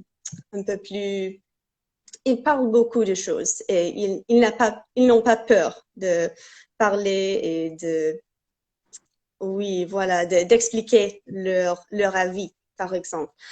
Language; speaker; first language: French; non-native, fluent; English